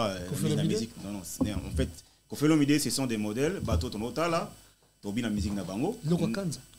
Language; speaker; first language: French; non-native, local second language; Lingala